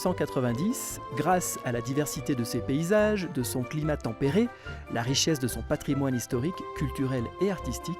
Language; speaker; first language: French; native; French